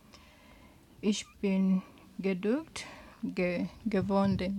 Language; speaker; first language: German; non-native, learner; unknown